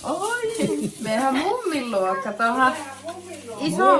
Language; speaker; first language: Finnish; native; Finnish